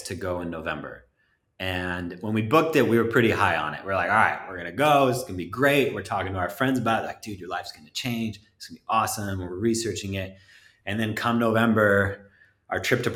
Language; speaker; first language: English; native; English